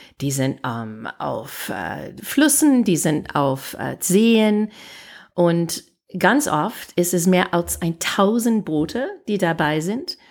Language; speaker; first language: German; non-native, fluent; English